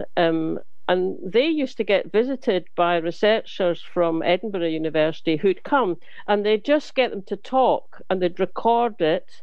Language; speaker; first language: English; native; English